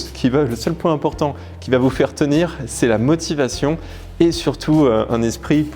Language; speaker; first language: French; native; French